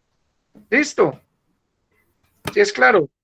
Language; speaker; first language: Spanish; native; Spanish